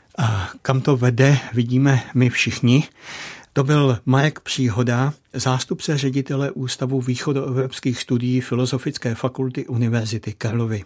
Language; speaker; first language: Czech; native; Czech